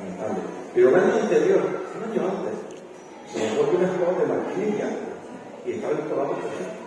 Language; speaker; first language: Spanish; native; Spanish